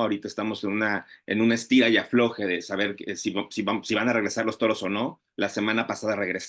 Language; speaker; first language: Spanish; native; Spanish